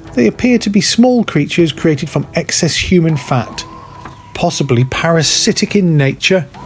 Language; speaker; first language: English; native; English